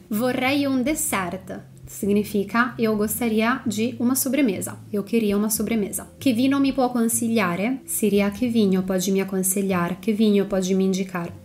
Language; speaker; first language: Portuguese; non-native, fluent; Italian